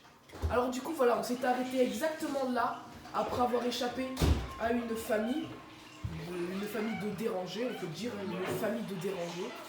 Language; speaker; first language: French; native; French